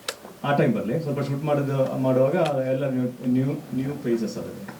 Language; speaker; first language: Kannada; non-native, local second language; Malayalam